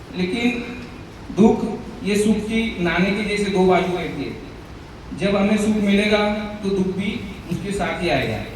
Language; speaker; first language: Hindi; non-native, local second language; Marathi